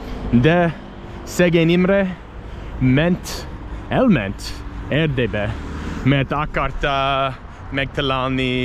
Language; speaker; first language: Hungarian; non-native, learner; English